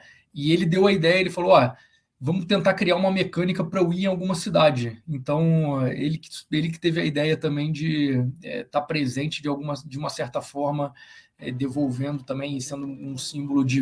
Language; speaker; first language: Portuguese; native; Portuguese